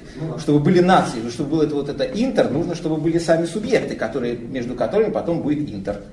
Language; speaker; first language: Russian; native; Russian